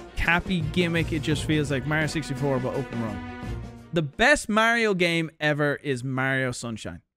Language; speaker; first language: English; native; English